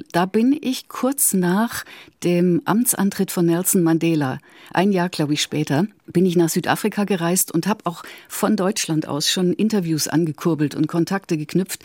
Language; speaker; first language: German; native; German